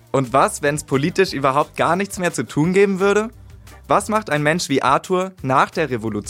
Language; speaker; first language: German; native; German